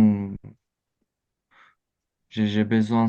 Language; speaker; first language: French; non-native, learner; Azerbaijani